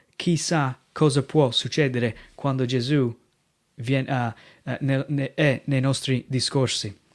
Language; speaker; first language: Italian; non-native, fluent; English